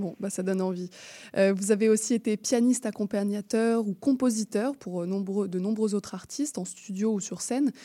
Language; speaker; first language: French; native; French